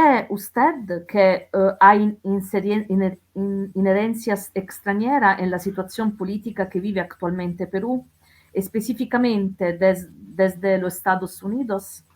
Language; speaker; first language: Spanish; non-native, learner; Italian